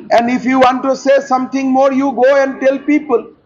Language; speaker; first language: English; non-native, local second language; Assamese